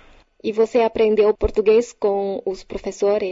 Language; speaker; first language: Portuguese; non-native, fluent; Chinese